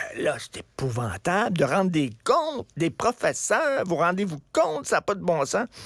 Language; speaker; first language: French; native; French